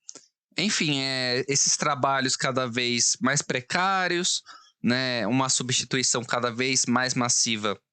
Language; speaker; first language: Portuguese; native; Portuguese